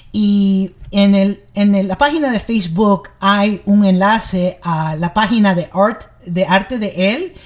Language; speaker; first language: Spanish; early bilingual, heritage; English